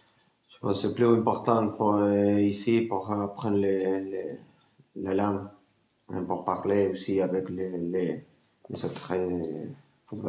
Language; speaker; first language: French; non-native, learner; Spanish